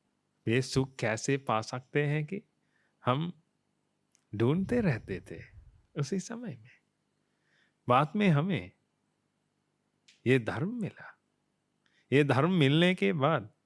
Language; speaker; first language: Hindi; non-native, fluent; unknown